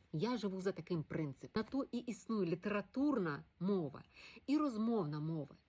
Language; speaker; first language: Ukrainian; non-native, local second language; Russian